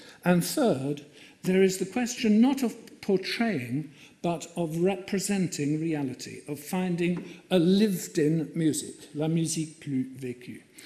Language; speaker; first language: English; native; English